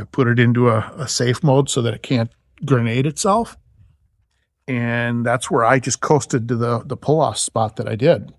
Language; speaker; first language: English; native; English